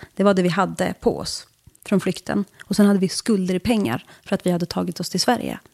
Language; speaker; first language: Swedish; early bilingual, other home language; Kurdish